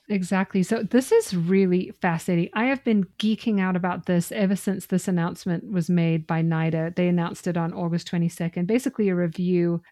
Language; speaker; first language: English; native; English